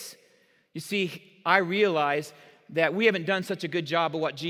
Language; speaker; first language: English; native; English